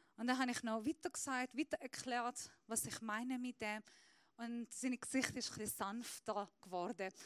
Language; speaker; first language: German; non-native, fluent; Persian